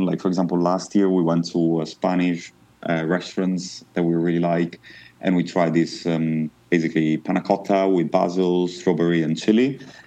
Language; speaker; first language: English; non-native, fluent; Italian